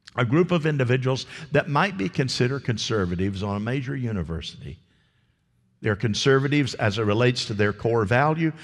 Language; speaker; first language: English; native; English